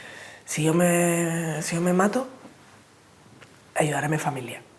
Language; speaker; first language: Spanish; native; Spanish